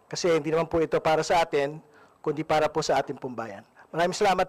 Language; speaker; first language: Filipino; native; Filipino